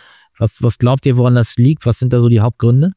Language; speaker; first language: German; native; German